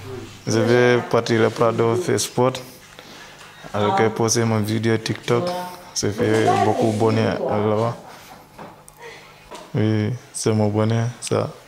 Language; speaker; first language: French; non-native, learner; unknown